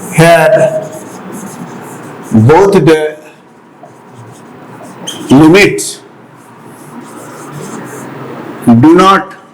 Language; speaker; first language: English; non-native, local second language; Hindi